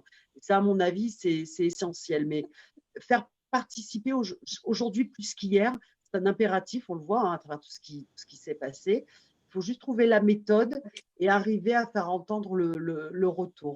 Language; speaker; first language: French; native; French